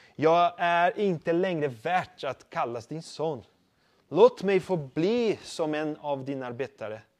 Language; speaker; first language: Swedish; non-native, fluent; Portuguese